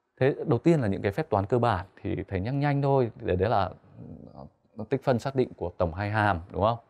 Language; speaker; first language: Vietnamese; native; Vietnamese